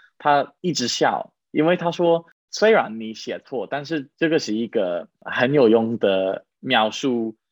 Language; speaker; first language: Chinese; non-native, fluent; English